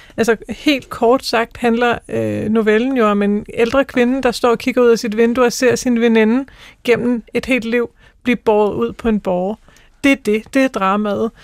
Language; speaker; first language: Danish; native; Danish